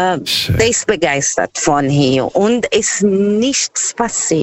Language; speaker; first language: German; non-native, learner; Portuguese